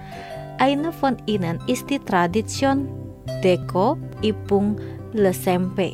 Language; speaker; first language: German; non-native, fluent; Indonesian